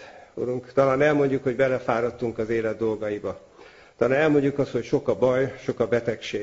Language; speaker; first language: Hungarian; native; Hungarian